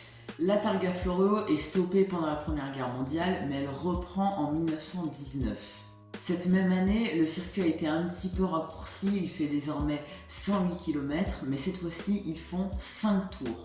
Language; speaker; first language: French; native; French